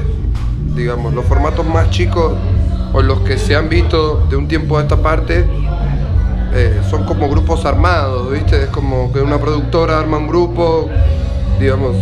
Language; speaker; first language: Spanish; native; Spanish